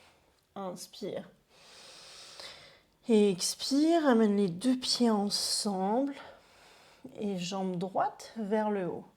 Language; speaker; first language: French; native; French